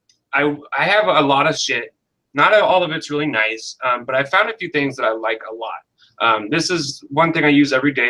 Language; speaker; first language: English; native; English